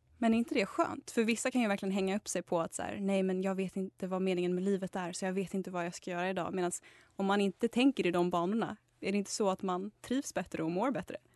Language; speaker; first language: Swedish; native; Swedish